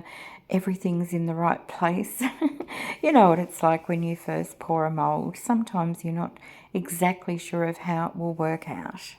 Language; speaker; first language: English; native; English